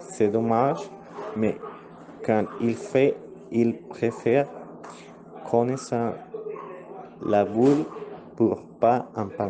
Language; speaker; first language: French; non-native, learner; Spanish